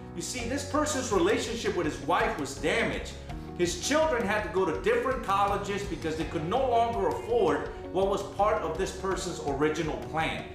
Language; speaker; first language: English; native; English